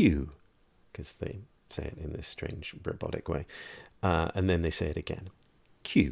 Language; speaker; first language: English; native; English